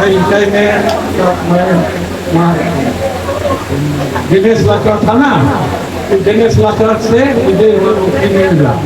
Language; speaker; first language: Hindi; non-native, local second language; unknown